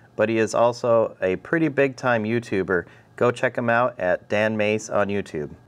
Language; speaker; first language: English; native; English